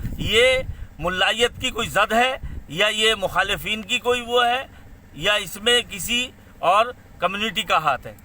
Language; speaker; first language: Urdu; native; Urdu